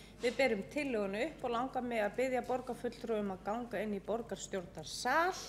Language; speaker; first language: Icelandic; native; Icelandic